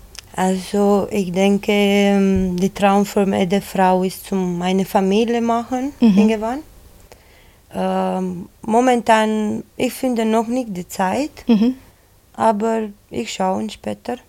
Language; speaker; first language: German; non-native, learner; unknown